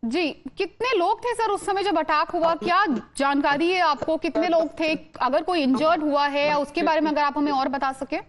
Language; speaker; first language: Hindi; native; Hindi